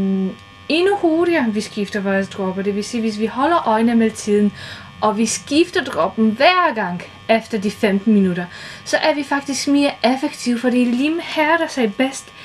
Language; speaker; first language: Danish; non-native, fluent; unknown